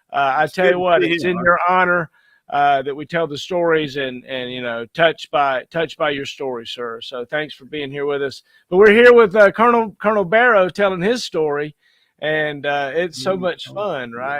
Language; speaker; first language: English; native; English